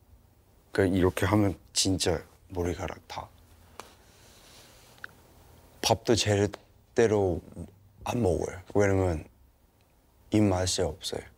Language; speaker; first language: Korean; non-native, fluent; Cantonese